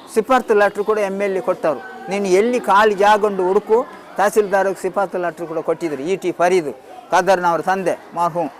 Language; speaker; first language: Kannada; non-native, local second language; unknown